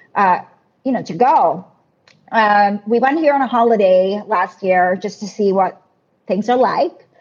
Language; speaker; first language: English; non-native, local second language; Filipino